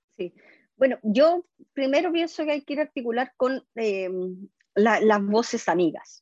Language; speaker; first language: Spanish; native; Spanish